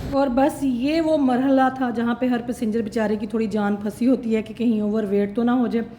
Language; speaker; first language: Urdu; non-native, local second language; Punjabi